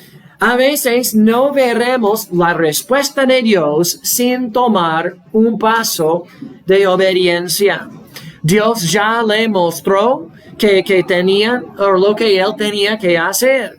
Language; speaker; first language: Spanish; non-native, fluent; English